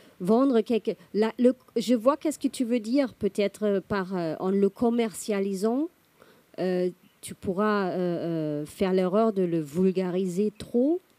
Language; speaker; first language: French; non-native, fluent; German